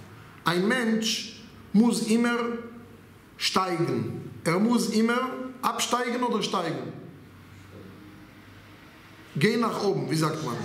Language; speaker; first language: German; non-native, fluent; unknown